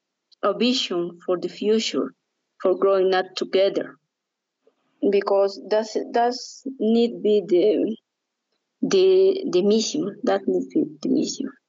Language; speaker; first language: English; non-native, learner; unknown